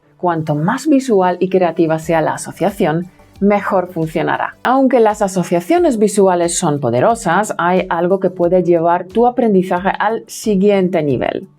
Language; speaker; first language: Spanish; non-native, fluent; Polish